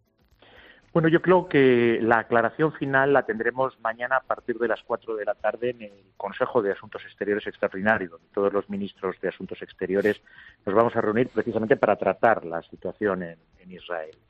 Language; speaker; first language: Spanish; native; Spanish